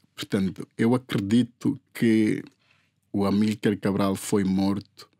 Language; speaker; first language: Portuguese; non-native, local second language; Upper Guinea Crioulo